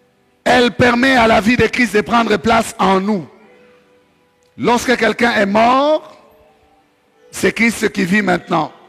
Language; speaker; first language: French; non-native, local second language; Swahili